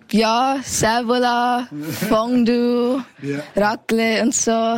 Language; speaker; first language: German; early bilingual, heritage; Thai